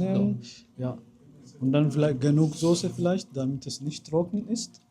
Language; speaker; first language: German; non-native, fluent; Amharic